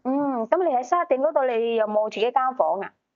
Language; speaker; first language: Cantonese; native; Cantonese